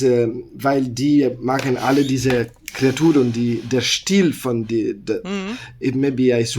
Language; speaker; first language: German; non-native, learner; Italian